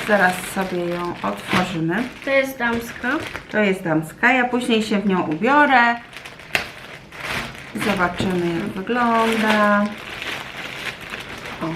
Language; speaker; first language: Polish; native; Polish